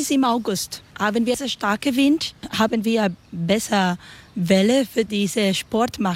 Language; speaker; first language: German; non-native, learner; Spanish